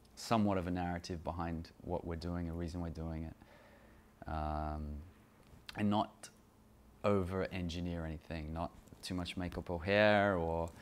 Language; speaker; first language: English; native; English